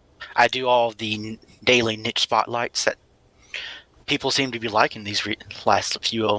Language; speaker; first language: English; native; English